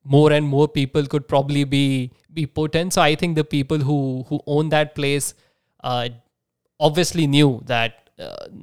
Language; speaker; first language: English; non-native, local second language; Marathi